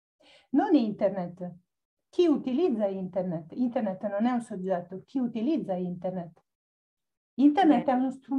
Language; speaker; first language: Italian; native; Italian